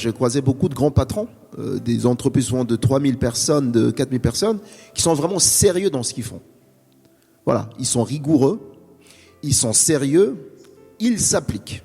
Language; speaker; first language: French; native; French